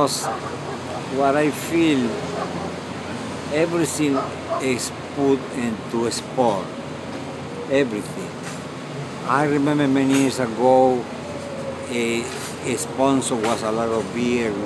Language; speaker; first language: English; non-native, fluent; Spanish